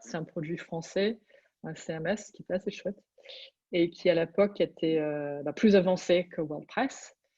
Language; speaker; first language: French; non-native, fluent; English